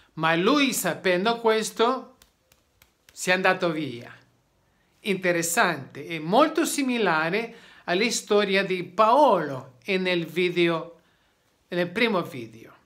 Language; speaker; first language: Italian; non-native, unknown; Spanish